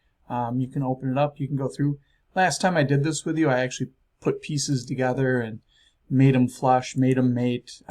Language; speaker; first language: English; native; English